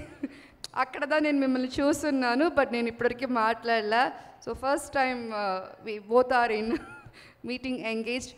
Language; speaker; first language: Telugu; non-native, learner; Tamil